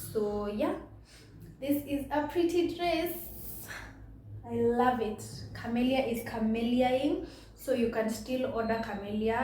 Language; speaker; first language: English; non-native, local second language; Swahili